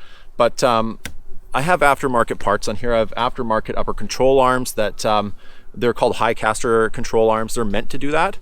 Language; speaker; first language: English; native; English